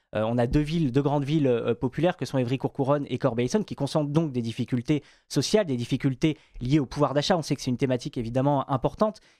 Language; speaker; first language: French; native; French